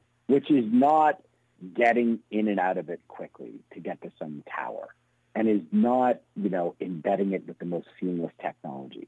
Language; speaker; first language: English; native; English